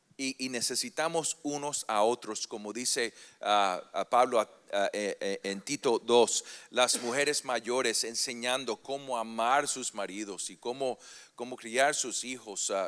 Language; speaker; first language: Spanish; early bilingual, heritage; Spanish